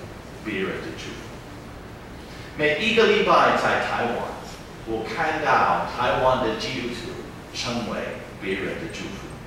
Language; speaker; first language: Chinese; non-native, fluent; English